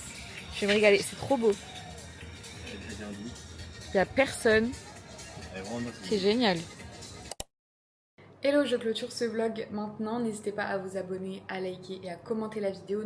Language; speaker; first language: French; native; French